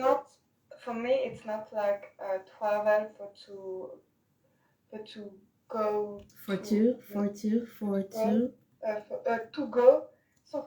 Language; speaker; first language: English; non-native, learner; French